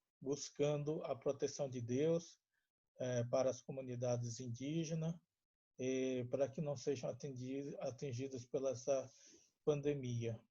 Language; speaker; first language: Portuguese; non-native, local second language; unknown